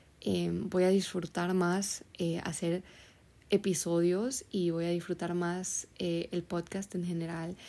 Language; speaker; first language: Spanish; early bilingual, heritage; Spanish